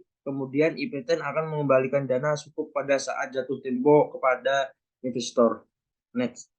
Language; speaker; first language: Indonesian; native; Indonesian